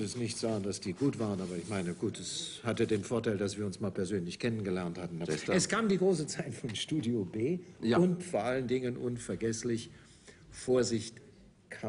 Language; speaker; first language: German; native; German